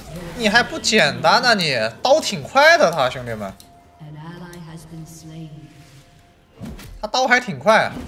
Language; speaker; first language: Chinese; native; Chinese